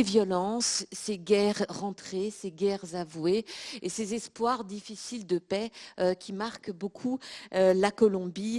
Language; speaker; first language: French; native; French